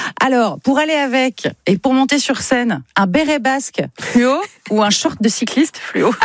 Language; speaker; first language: French; native; French